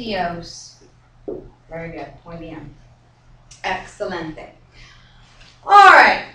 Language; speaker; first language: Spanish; non-native, fluent; English